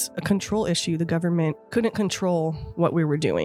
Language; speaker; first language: English; native; English